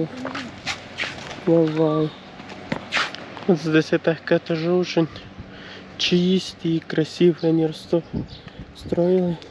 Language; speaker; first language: Russian; non-native, local second language; Kyrgyz